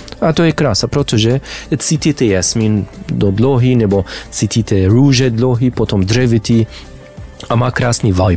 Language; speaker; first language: Czech; non-native, learner; Arabic